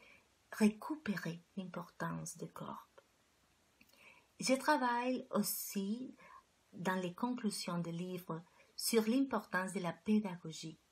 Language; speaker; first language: French; non-native, fluent; Spanish